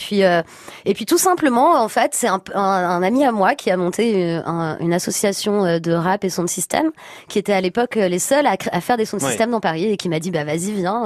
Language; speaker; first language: French; native; French